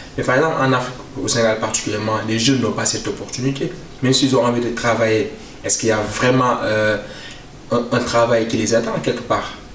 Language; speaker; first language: French; non-native, local second language; Wolof